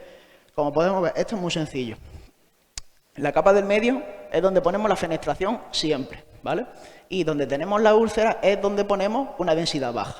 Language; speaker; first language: Spanish; native; Spanish